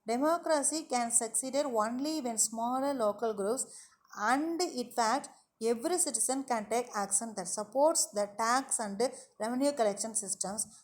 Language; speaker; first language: English; non-native, local second language; Tamil